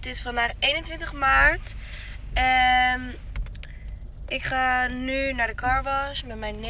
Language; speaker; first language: Dutch; early bilingual, other home language; Persian